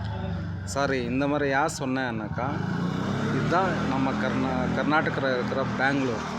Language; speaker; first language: Tamil; non-native, local second language; Kannada